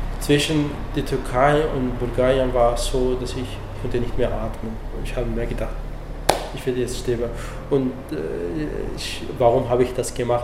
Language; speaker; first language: German; non-native, fluent; Arabic